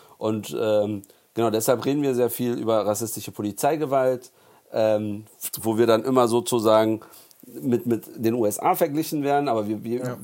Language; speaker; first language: German; early bilingual, other home language; Turkish